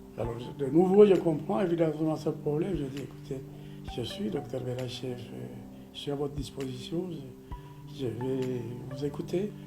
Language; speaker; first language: French; non-native, fluent; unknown